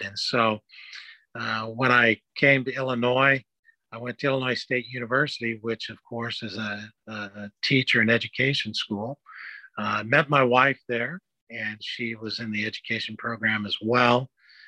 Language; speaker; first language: English; native; English